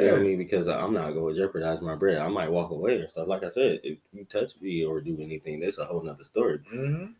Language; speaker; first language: English; native; English